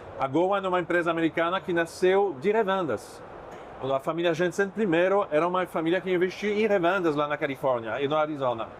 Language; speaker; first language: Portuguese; non-native, fluent; French